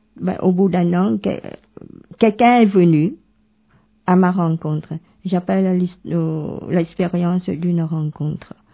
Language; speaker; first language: French; non-native, fluent; Khmer